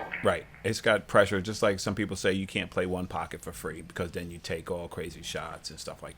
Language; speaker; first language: English; native; English